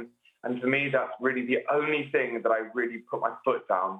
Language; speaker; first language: English; native; English